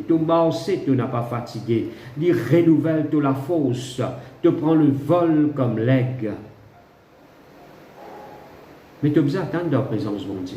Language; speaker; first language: French; non-native, local second language; Morisyen